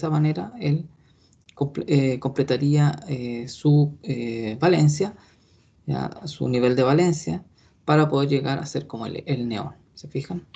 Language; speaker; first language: Spanish; native; Spanish